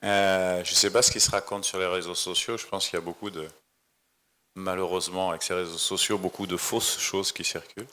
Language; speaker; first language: French; native; French